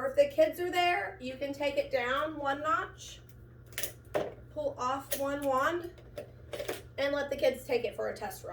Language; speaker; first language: English; native; English